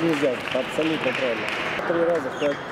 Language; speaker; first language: Russian; native; Russian